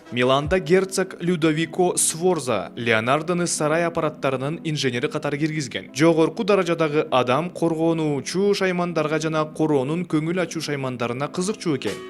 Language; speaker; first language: Kyrgyz; native; Kyrgyz